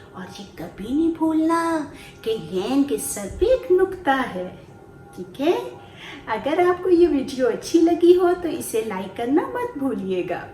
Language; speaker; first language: Urdu; non-native, local second language; Punjabi